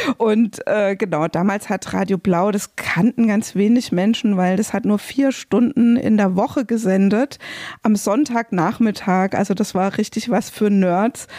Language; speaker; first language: German; native; German